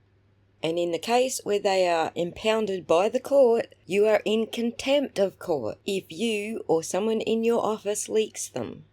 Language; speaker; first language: English; native; English